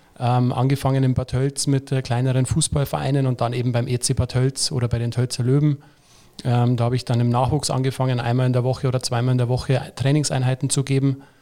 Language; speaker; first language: German; native; German